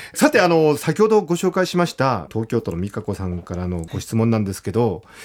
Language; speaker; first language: Japanese; native; Japanese